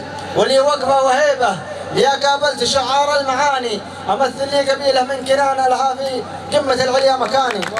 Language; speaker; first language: Arabic; native; Arabic